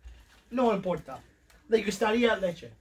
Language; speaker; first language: Spanish; non-native, learner; English